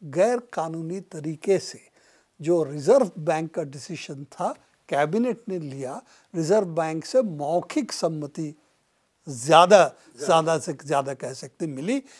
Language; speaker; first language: Hindi; non-native, local second language; Bangla